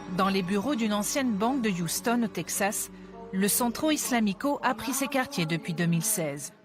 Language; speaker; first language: French; native; French